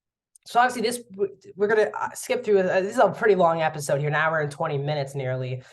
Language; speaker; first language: English; native; English